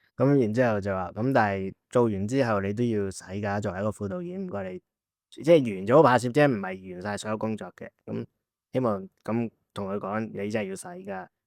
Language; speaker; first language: Cantonese; native; Cantonese